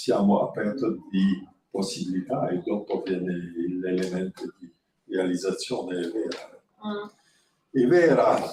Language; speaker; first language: Italian; non-native, learner; French